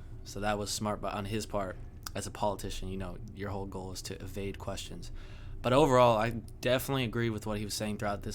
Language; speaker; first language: English; native; English